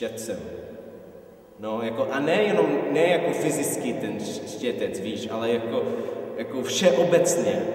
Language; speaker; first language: Czech; non-native, fluent; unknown